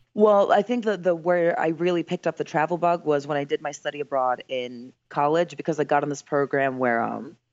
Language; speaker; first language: English; early bilingual, other home language; Greek